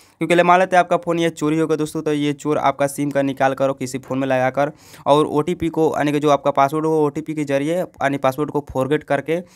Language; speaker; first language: Hindi; native; Hindi